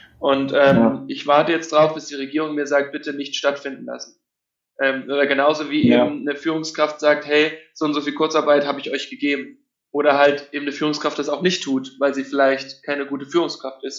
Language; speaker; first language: German; native; German